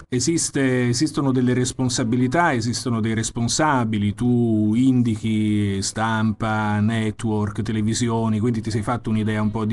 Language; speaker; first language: Italian; native; Italian